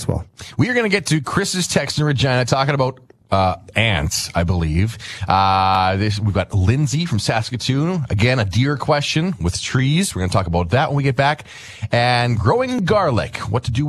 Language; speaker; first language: English; native; English